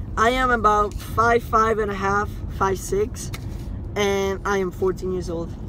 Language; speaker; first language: English; early bilingual, other home language; Spanish